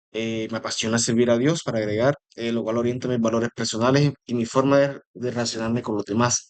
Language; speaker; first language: Spanish; native; Spanish